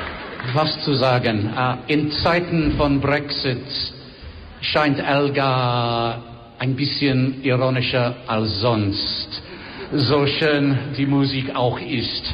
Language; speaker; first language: German; non-native, fluent; English